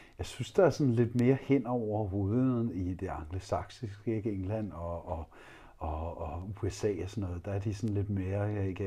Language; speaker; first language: Danish; native; Danish